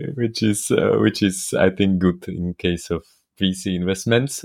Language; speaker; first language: English; non-native, fluent; Slovak